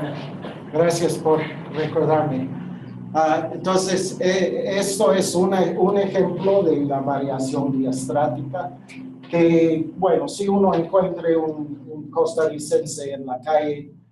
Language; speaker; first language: Spanish; non-native, fluent; English